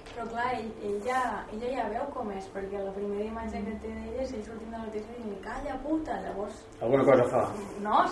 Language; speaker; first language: Catalan; non-native, local second language; Spanish